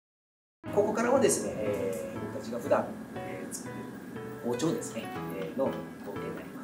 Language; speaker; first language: Japanese; native; Japanese